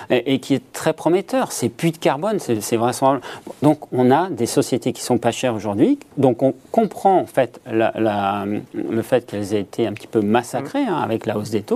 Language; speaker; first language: French; native; French